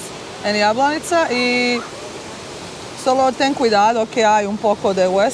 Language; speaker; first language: Spanish; non-native, fluent; Bosnian